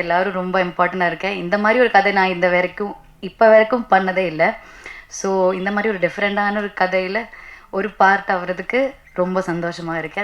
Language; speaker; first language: Tamil; non-native, learner; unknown